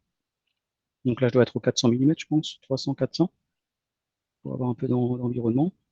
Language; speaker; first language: French; native; French